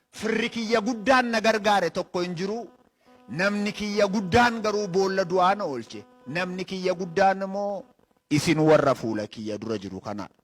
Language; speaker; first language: Oromo; native; Oromo